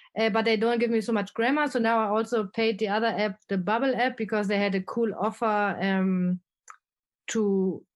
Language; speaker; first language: English; non-native, fluent; German